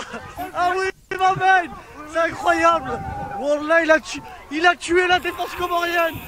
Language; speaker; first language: French; early bilingual, other home language; Arabic